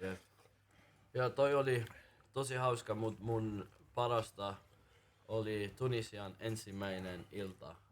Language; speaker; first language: Finnish; non-native, learner; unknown